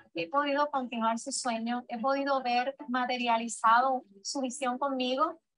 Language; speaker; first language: Spanish; native; Spanish